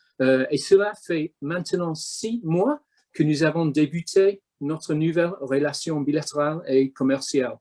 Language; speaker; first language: French; non-native, fluent; English